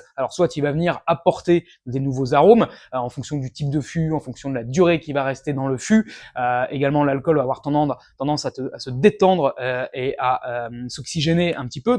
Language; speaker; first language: French; native; French